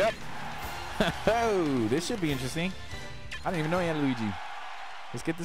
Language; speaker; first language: English; native; English